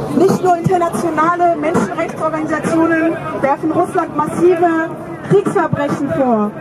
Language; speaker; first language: German; native; German